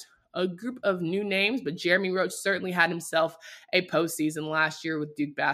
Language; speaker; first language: English; native; English